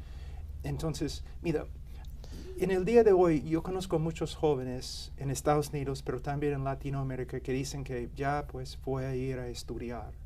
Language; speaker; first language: Spanish; non-native, fluent; English